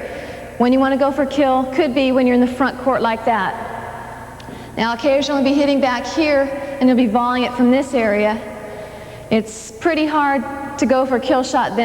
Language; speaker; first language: English; native; English